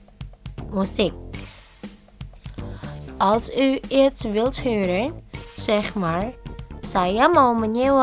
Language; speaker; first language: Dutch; non-native, learner; Indonesian